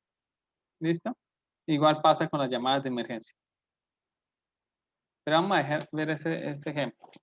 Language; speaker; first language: Spanish; native; Spanish